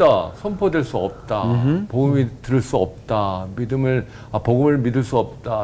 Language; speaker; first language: Korean; native; Korean